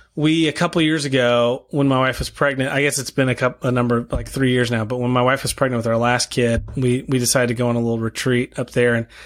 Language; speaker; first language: English; native; English